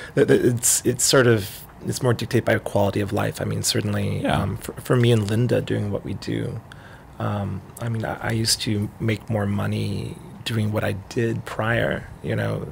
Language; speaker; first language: English; native; English